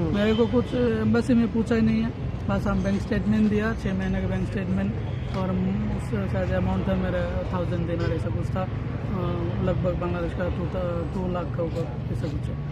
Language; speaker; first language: Hindi; non-native, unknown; Bangla